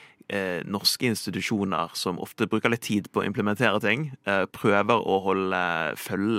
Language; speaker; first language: Norwegian; native; Norwegian